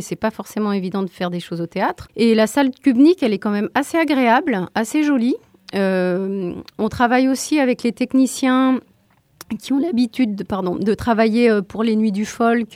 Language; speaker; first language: French; native; French